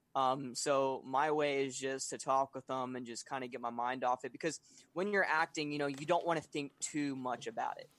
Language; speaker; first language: English; native; English